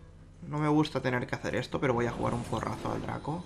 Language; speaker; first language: Spanish; native; Spanish